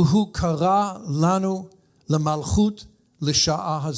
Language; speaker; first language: Hebrew; non-native, fluent; English